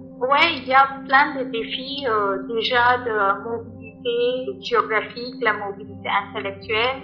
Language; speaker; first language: French; non-native, fluent; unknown